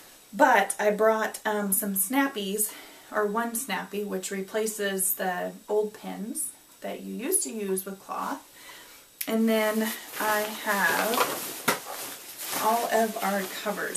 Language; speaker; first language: English; native; English